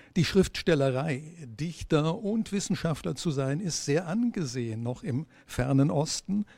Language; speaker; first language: German; native; German